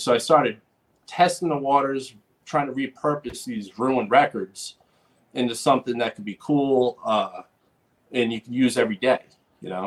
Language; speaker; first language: English; native; English